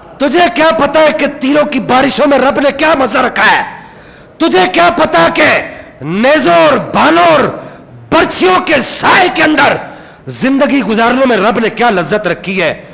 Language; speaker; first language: Urdu; non-native, local second language; Punjabi